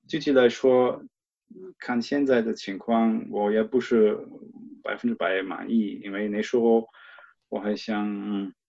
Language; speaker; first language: Chinese; non-native, fluent; German